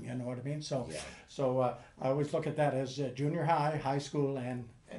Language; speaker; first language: English; native; English